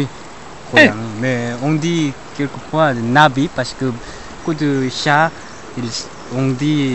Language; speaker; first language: French; non-native, learner; Korean